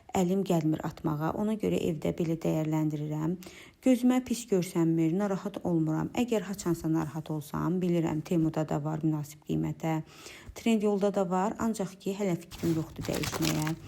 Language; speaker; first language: Azerbaijani; non-native, local second language; Talysh